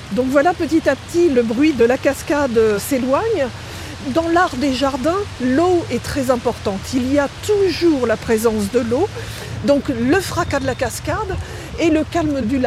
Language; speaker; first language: French; native; French